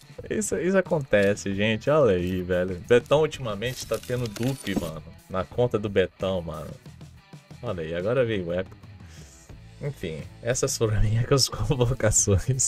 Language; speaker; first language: Portuguese; native; Portuguese